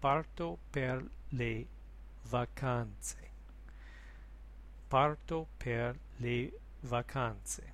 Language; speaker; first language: Italian; non-native, learner; English